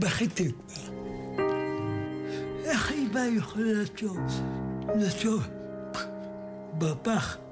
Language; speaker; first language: Hebrew; early bilingual, other home language; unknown